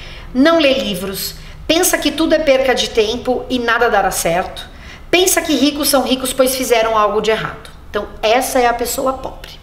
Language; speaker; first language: Portuguese; native; Portuguese